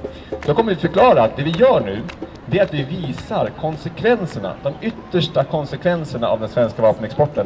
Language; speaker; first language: Swedish; native; Swedish